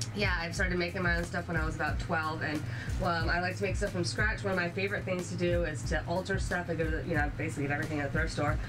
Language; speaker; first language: English; native; English